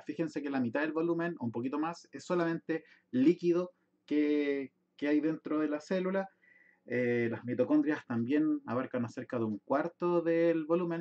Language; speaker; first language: Spanish; native; Spanish